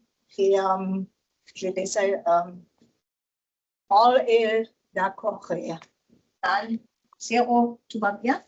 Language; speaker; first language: French; non-native, learner; German